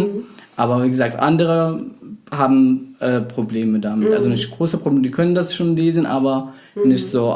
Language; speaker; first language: German; non-native, fluent; Arabic